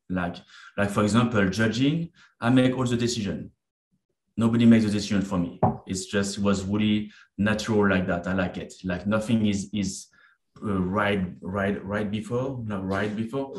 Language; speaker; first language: English; non-native, fluent; French